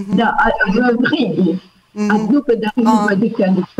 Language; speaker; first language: Russian; early bilingual, heritage; Russian